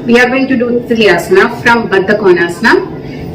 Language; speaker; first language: English; non-native, local second language; Tamil